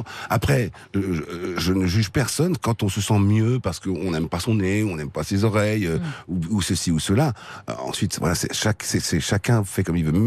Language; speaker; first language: French; native; French